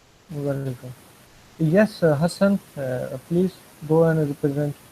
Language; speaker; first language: English; non-native, fluent; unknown